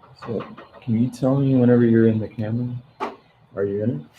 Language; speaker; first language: English; native; English